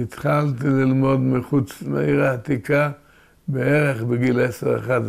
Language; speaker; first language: Hebrew; early bilingual, other home language; Yiddish